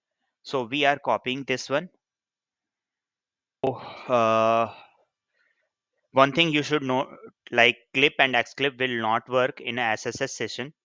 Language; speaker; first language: English; non-native, local second language; Hindi